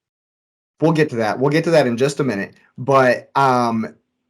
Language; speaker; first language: English; native; English